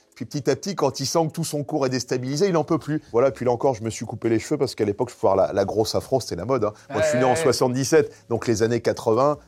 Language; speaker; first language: French; native; French